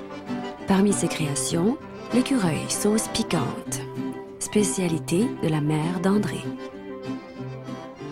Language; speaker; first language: French; native; French